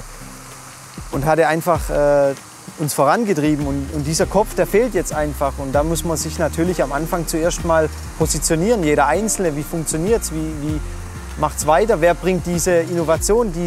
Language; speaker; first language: German; native; German